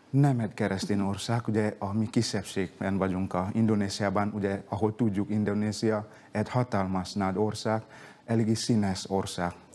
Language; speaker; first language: Hungarian; non-native, fluent; Indonesian